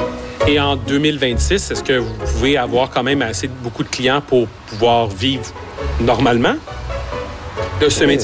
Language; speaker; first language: French; native; French